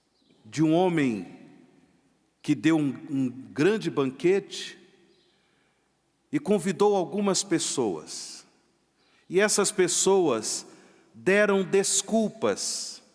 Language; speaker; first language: Portuguese; native; Portuguese